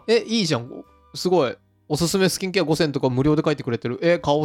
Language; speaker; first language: Japanese; native; Japanese